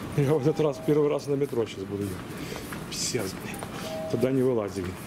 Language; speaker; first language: Russian; native; Russian